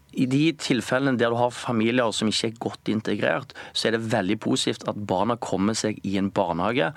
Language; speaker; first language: Norwegian; native; Norwegian